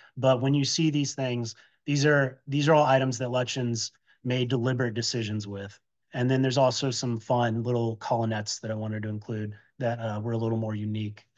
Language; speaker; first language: English; native; English